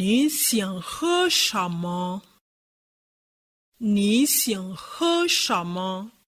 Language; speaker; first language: Chinese; non-native, learner; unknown